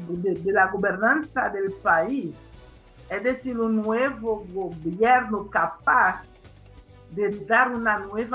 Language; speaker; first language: Spanish; non-native, fluent; Haitian Creole